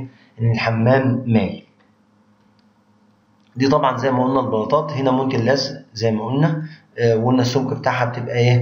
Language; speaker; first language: Arabic; native; Arabic